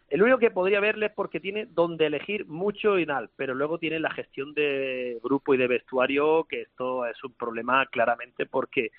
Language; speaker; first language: Spanish; native; Spanish